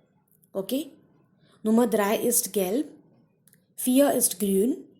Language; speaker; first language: German; non-native, fluent; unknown